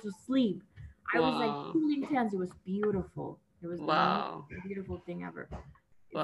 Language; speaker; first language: English; non-native, fluent; Spanish